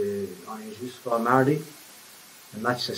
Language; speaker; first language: French; non-native, fluent; English